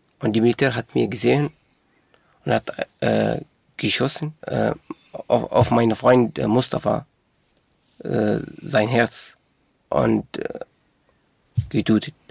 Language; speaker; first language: German; non-native, local second language; Arabic